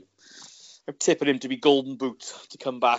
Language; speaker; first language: English; native; English